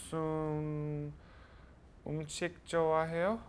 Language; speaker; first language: Korean; non-native, learner; English